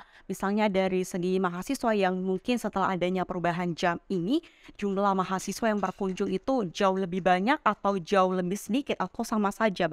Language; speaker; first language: Indonesian; native; Indonesian